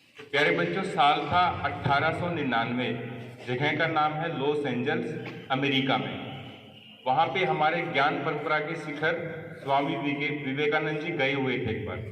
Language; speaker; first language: Hindi; native; Hindi